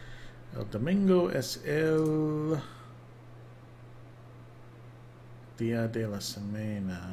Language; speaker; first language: Spanish; non-native, learner; English